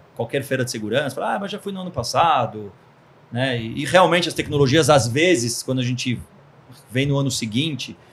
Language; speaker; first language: Portuguese; early bilingual, other home language; Hebrew